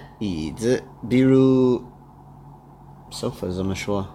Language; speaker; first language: Chinese; non-native, learner; English